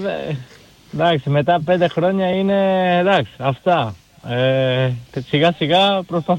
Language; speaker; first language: Greek; non-native, learner; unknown